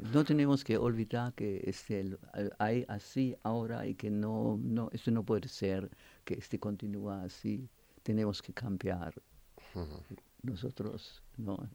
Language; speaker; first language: Spanish; non-native, fluent; French